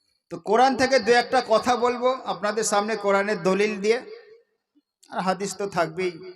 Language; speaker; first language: Bangla; native; Bangla